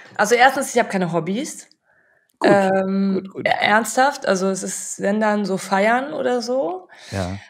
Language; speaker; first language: German; native; German